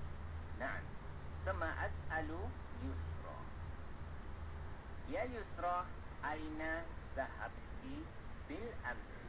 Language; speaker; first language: Arabic; non-native, fluent; Malay